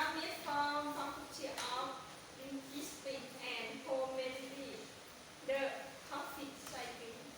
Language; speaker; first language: English; non-native, learner; Vietnamese